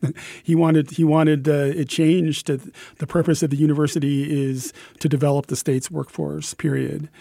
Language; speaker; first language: English; native; English